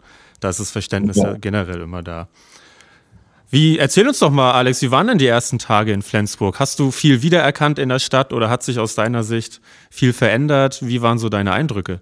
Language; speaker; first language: German; native; German